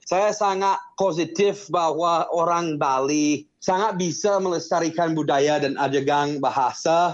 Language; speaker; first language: Indonesian; non-native, fluent; English